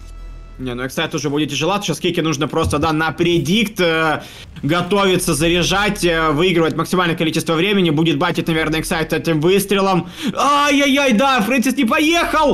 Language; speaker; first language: Russian; native; Russian